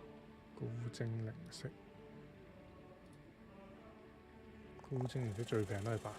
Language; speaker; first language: Chinese; native; Chinese